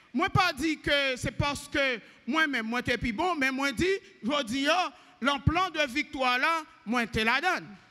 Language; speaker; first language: French; non-native, local second language; Haitian Creole